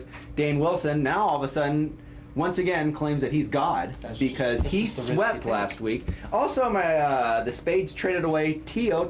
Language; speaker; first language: English; native; English